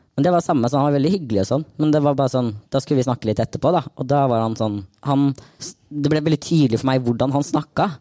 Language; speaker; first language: Norwegian; native; Norwegian